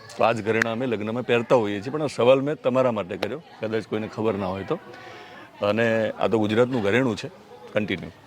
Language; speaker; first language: Gujarati; native; Gujarati